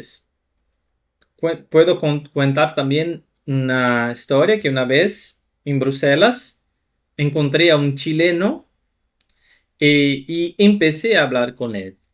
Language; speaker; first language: Spanish; non-native, fluent; Portuguese